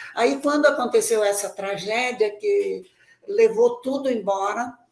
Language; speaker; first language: Portuguese; native; Portuguese